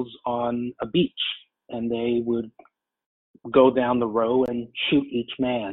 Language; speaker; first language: English; native; English